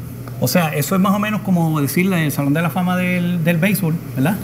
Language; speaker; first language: Spanish; native; Spanish